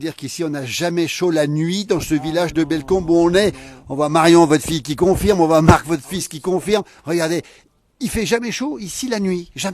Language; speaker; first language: French; native; French